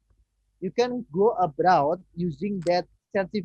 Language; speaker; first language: English; non-native, fluent; Indonesian